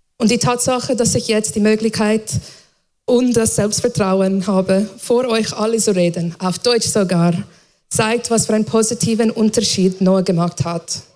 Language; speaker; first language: German; non-native, fluent; English